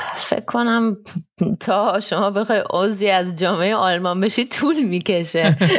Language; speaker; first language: Persian; early bilingual, heritage; Persian